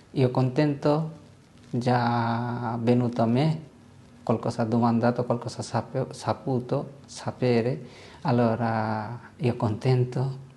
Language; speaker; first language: Italian; non-native, learner; Bangla